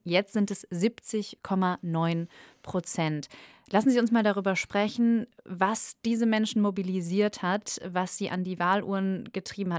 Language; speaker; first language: German; native; German